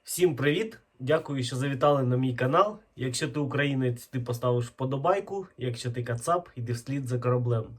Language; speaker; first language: Ukrainian; non-native, local second language; Russian